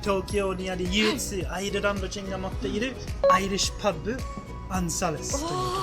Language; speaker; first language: Japanese; non-native, fluent; English